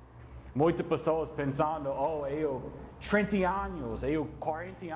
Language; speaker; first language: Portuguese; non-native, learner; English